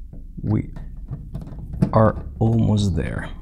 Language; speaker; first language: English; non-native, fluent; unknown